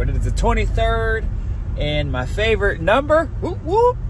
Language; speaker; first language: English; native; English